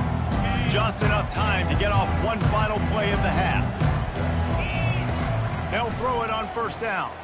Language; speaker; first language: English; native; English